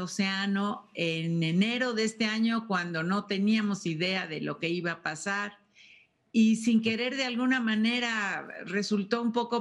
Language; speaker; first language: Spanish; native; Spanish